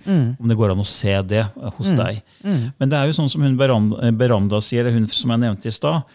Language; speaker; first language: Norwegian; native; Norwegian